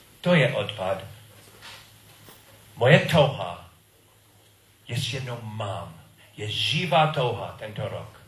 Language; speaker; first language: Czech; non-native, learner; English